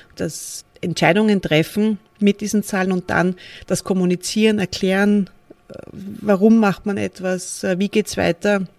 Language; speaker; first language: German; native; German